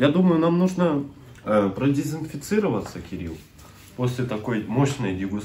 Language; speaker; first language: Russian; native; Russian